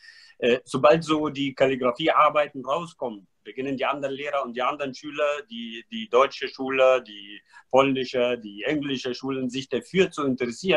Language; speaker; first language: German; non-native, fluent; Arabic